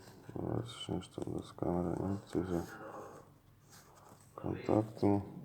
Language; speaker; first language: German; non-native, learner; Russian